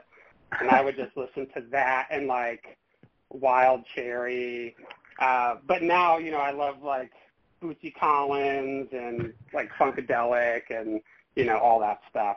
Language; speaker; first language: English; native; English